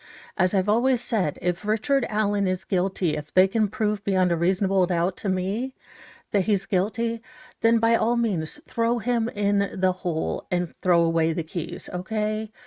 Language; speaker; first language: English; native; English